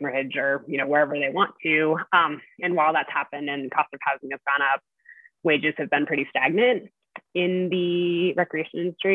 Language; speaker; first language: English; native; English